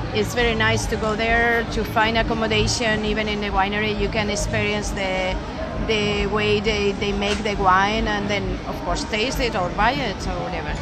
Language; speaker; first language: English; non-native, fluent; Spanish